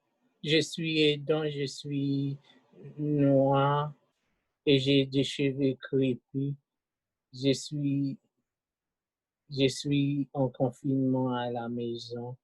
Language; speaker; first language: French; non-native, local second language; Haitian Creole